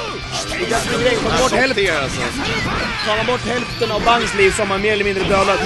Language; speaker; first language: Swedish; native; Swedish